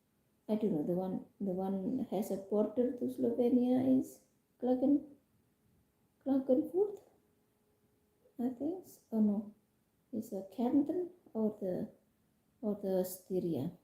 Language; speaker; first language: English; non-native, fluent; Indonesian